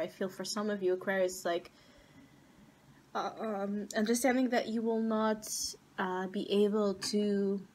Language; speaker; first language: English; non-native, fluent; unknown